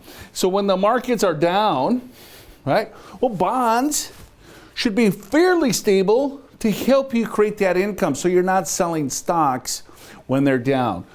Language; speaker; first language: English; native; English